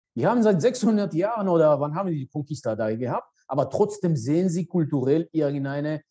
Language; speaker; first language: German; non-native, fluent; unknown